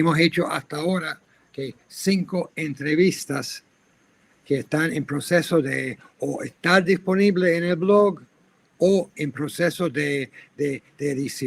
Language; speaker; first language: Spanish; non-native, fluent; English